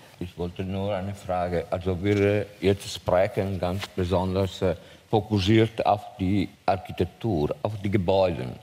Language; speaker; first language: German; non-native, fluent; Italian